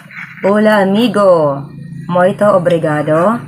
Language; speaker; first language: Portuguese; non-native, learner; Filipino